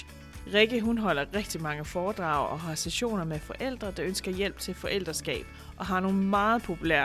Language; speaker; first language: Danish; native; Danish